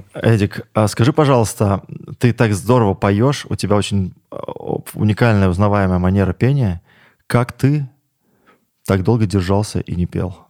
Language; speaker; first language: Russian; native; Russian